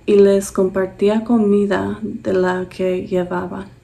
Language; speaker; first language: Spanish; early bilingual, heritage; Spanish